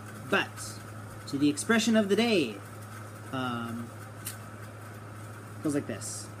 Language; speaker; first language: English; native; English